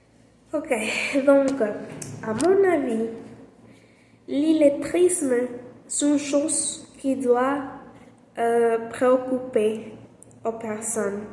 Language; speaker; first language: French; non-native, learner; Spanish